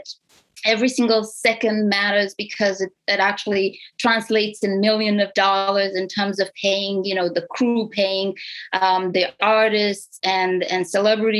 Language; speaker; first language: English; non-native, fluent; Romanian